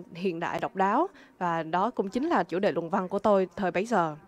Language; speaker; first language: Vietnamese; non-native, fluent; French